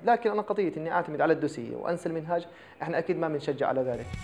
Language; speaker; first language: Arabic; native; Arabic